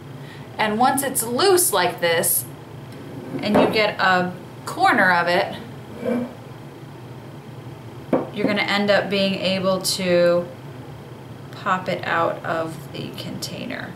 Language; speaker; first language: English; native; English